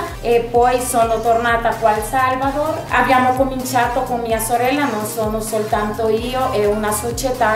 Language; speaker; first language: Italian; non-native, fluent; Spanish